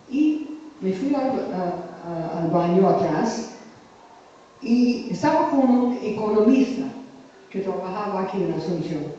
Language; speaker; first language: Spanish; non-native, fluent; English